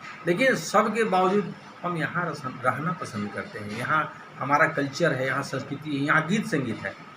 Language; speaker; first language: Hindi; native; Hindi